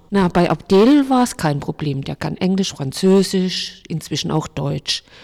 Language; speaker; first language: German; native; German